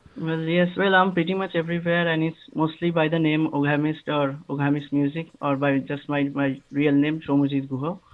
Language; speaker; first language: English; non-native, local second language; Bangla